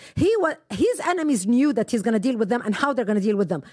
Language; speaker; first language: English; non-native, fluent; Arabic